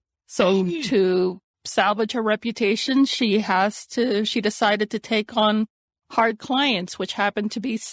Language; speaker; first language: English; native; English